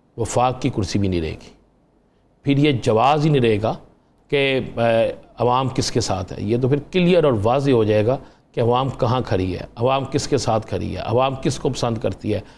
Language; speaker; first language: Urdu; non-native, local second language; Punjabi